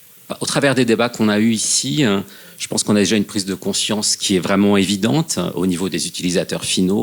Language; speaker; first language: French; native; French